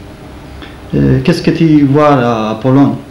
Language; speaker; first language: French; non-native, learner; Polish